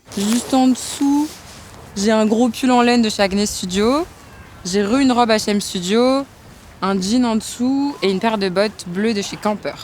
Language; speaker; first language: French; native; French